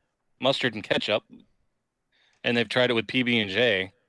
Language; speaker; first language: English; native; English